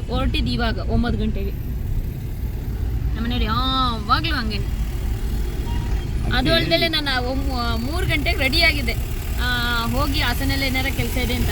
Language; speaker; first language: Kannada; native; Kannada